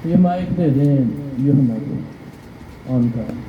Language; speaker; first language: Urdu; non-native, local second language; Punjabi